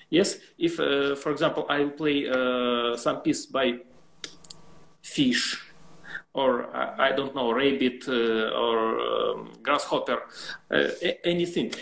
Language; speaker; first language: English; non-native, learner; Russian